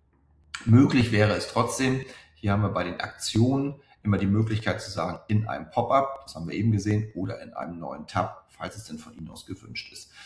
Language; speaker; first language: German; native; German